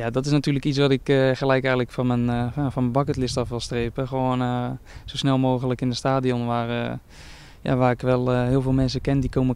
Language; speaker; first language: Dutch; native; Dutch